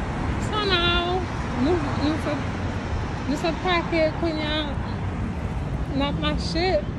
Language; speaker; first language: French; non-native, learner; Haitian Creole